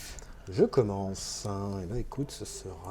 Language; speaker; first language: French; native; French